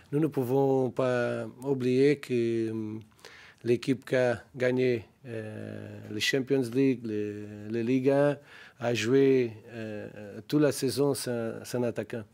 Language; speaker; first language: French; non-native, learner; Portuguese